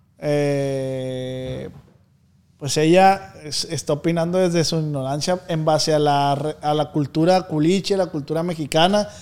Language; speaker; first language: Spanish; native; Spanish